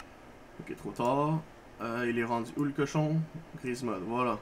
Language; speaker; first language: French; native; French